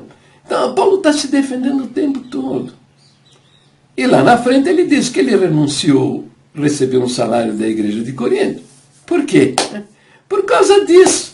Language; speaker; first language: Portuguese; native; Portuguese